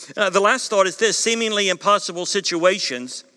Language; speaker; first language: English; native; English